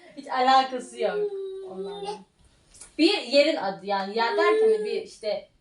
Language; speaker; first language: Turkish; native; Turkish